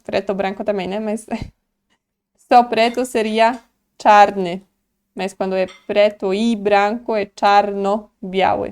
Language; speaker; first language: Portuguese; non-native, fluent; Polish